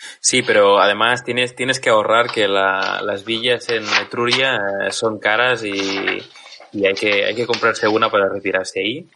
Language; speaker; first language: Spanish; native; Spanish